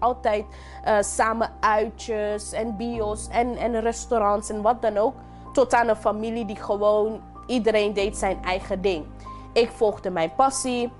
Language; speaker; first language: Dutch; non-native, local second language; English